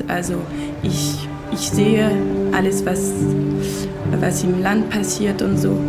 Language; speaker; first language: German; early bilingual, heritage; German